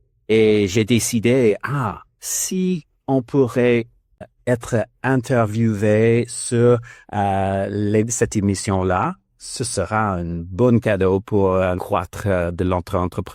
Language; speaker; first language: French; non-native, learner; English